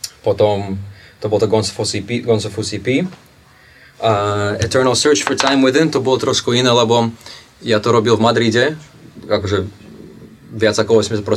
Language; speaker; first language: Slovak; non-native, fluent; Russian